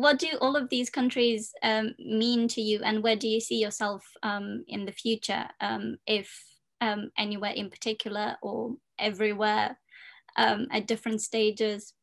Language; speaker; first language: English; non-native, fluent; Romanian